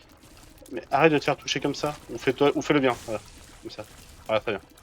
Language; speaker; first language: French; native; French